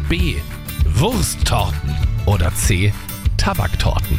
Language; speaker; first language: German; native; German